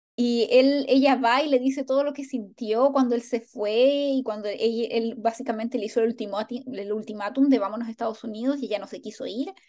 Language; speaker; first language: Spanish; native; Spanish